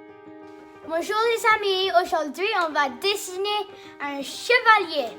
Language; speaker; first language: French; non-native, learner; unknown